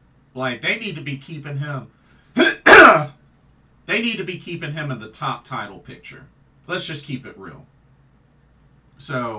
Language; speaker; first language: English; native; English